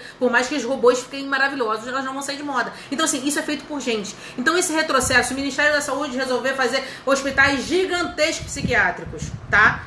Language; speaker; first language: Portuguese; native; Portuguese